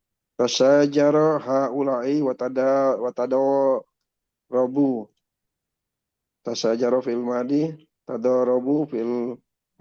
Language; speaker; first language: Arabic; non-native, learner; Indonesian